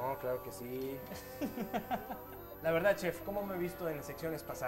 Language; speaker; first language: Spanish; native; Spanish